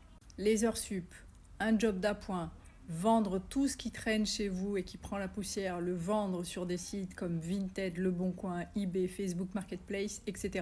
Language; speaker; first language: French; native; French